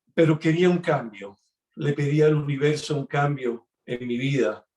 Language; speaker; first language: Spanish; early bilingual, heritage; Spanish